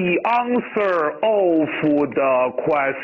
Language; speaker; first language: English; non-native, fluent; Chinese